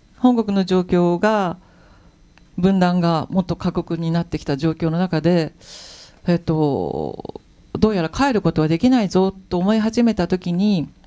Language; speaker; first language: Japanese; native; Japanese